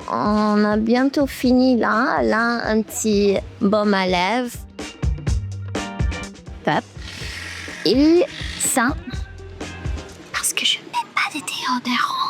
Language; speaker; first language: French; early bilingual, heritage; French